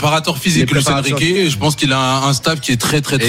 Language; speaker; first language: French; native; French